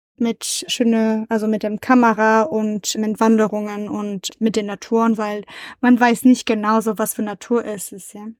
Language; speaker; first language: German; non-native, learner; French